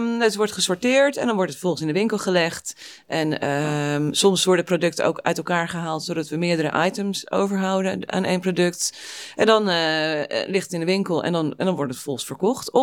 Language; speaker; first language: Dutch; non-native, fluent; English